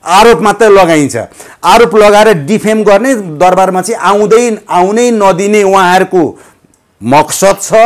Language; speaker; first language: Nepali; native; Nepali